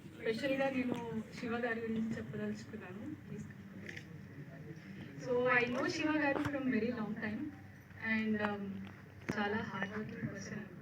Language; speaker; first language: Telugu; non-native, learner; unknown